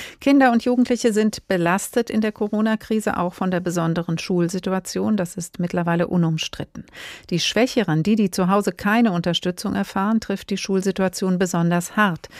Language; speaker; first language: German; native; German